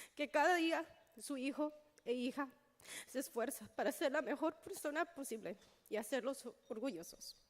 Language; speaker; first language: Spanish; early bilingual, heritage; Spanish